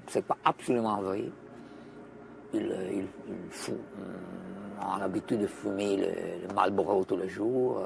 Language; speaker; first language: French; non-native, fluent; Italian